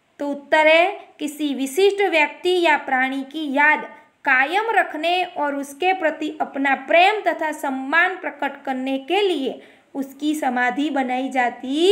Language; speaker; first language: Hindi; non-native, local second language; Gujarati